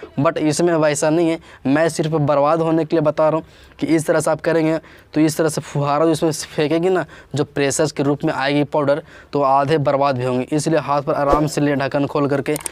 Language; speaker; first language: Hindi; native; Hindi